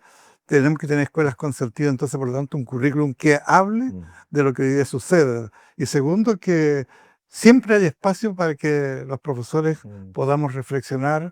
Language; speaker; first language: Spanish; native; Spanish